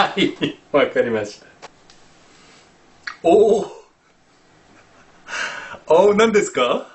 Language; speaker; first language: Japanese; non-native, fluent; Korean